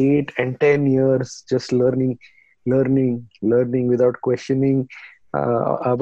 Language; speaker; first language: English; non-native, local second language; Marathi